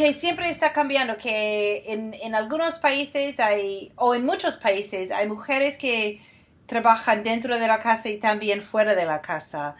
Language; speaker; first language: Spanish; non-native, fluent; English